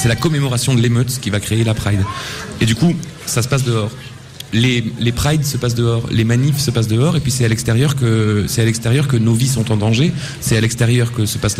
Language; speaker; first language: French; native; French